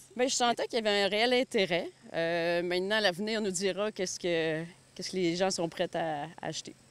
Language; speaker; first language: French; native; French